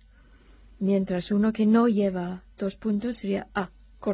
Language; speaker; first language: Spanish; non-native, fluent; English